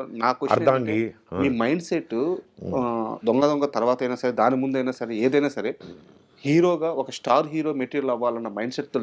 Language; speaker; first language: Telugu; native; Telugu